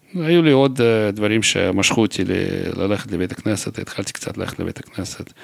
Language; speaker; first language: Hebrew; non-native, fluent; Russian